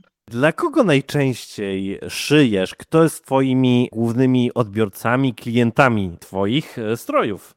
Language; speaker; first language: Polish; native; Polish